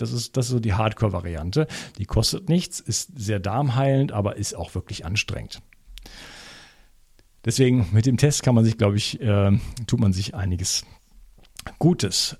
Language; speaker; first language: German; native; German